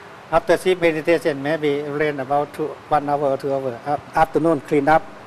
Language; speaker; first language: English; non-native, learner; Thai